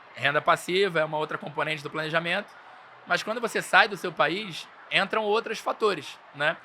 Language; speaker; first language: Portuguese; native; Portuguese